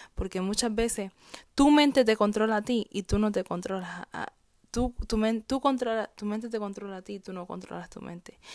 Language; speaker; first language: Spanish; native; Spanish